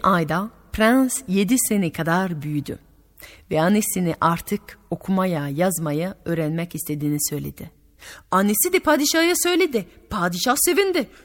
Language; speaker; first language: Turkish; non-native, fluent; French